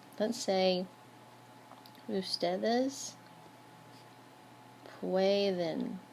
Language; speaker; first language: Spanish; non-native, fluent; English